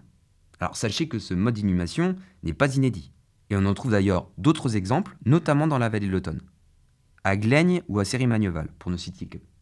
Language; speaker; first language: French; native; French